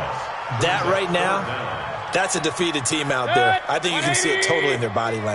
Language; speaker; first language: English; native; English